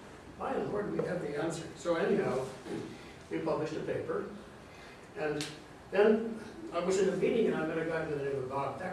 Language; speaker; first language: English; native; English